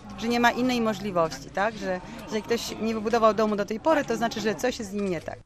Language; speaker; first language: Polish; non-native, local second language; Kashubian